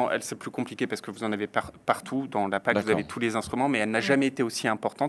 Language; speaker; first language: French; native; French